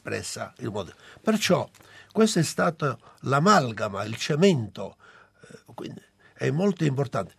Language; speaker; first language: Italian; non-native, local second language; Albanian